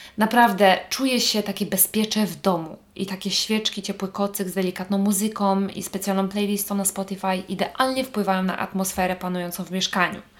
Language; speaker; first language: Polish; native; Polish